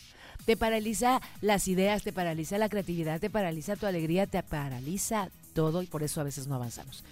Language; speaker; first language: Spanish; native; Spanish